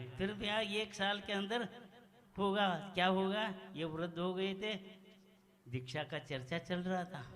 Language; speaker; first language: Hindi; non-native, local second language; Kannada